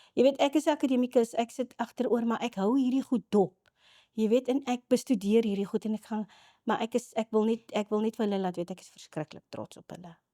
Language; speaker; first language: Afrikaans; native; Afrikaans